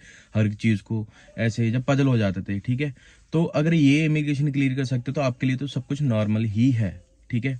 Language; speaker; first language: Hindi; native; Hindi